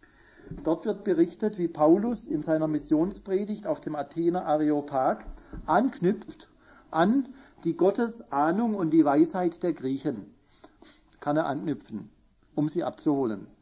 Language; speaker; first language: German; native; German